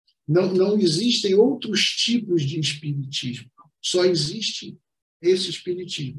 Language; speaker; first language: Portuguese; native; Portuguese